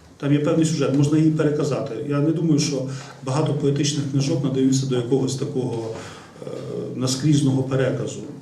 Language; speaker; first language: Ukrainian; native; Ukrainian